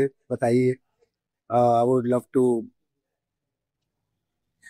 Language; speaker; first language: Hindi; native; Hindi